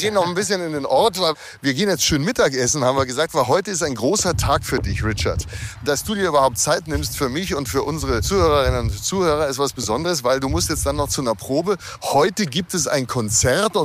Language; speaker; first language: German; native; German